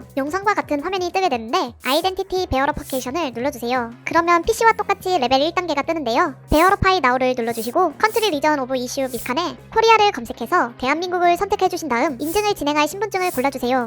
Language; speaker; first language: Korean; native; Korean